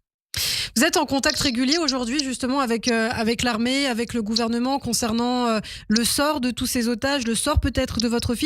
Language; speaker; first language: French; native; French